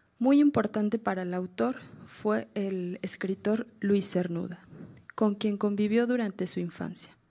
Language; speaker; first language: Spanish; native; Spanish